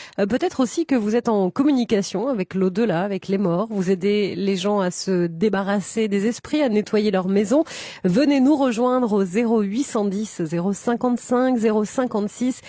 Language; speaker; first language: French; native; French